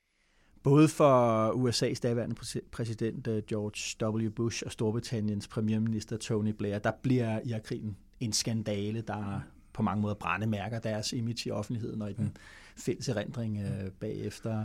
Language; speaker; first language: Danish; native; Danish